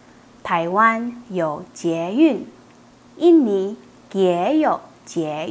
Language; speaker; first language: Chinese; non-native, fluent; Indonesian